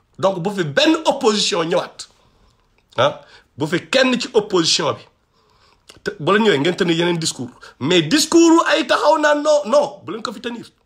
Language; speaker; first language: Wolof; non-native, local second language; Fula